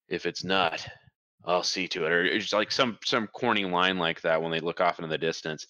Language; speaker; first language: English; native; English